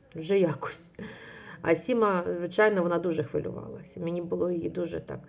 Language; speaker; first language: Ukrainian; non-native, local second language; Russian